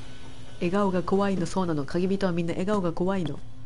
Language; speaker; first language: Japanese; native; Japanese